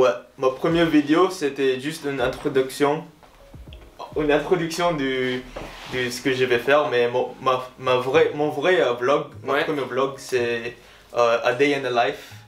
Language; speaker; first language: French; non-native, learner; Filipino